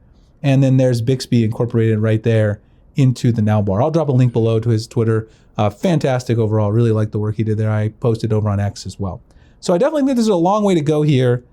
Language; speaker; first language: English; native; English